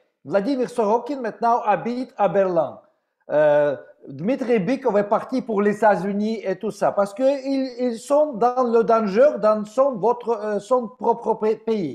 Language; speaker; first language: French; non-native, fluent; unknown